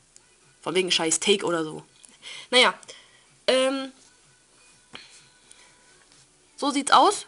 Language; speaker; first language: German; native; German